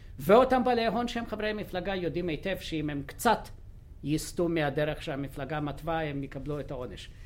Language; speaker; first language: Hebrew; non-native, fluent; Russian